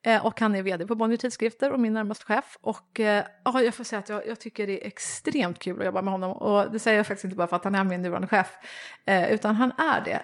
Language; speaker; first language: Swedish; native; Swedish